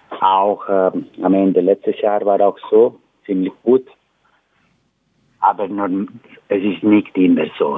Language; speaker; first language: German; non-native, learner; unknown